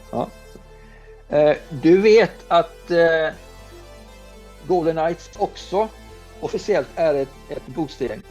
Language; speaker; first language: Swedish; native; Swedish